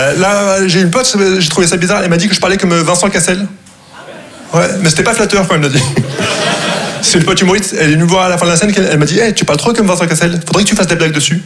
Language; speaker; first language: French; non-native, local second language; Arabic